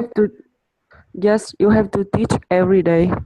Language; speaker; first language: English; non-native, learner; Vietnamese